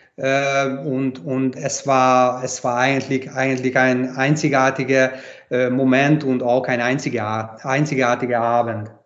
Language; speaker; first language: German; non-native, fluent; Hungarian